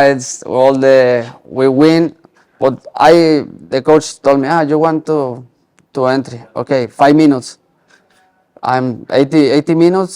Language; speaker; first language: English; non-native, learner; Spanish